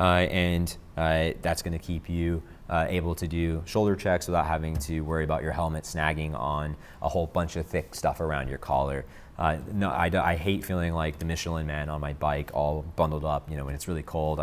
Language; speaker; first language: English; native; English